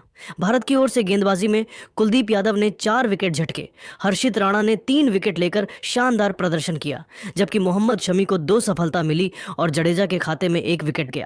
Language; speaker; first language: Hindi; native; Hindi